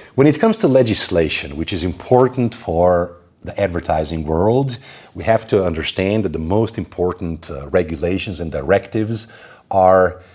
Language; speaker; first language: English; non-native, fluent; Slovenian